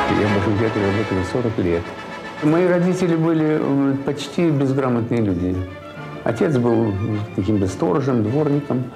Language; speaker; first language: Russian; non-native, local second language; Kazakh